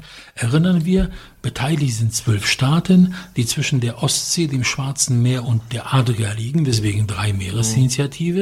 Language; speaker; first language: German; non-native, fluent; Polish